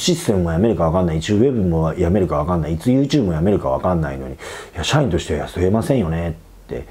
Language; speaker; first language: Japanese; native; Japanese